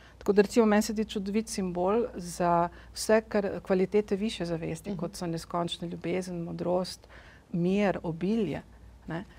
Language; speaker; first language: Slovenian; native; Slovenian